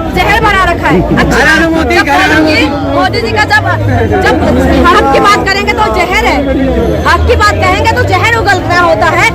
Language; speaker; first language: Hindi; non-native, local second language; Manipuri